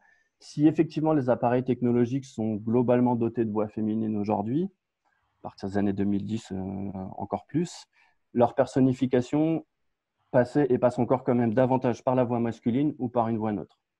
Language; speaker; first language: French; native; French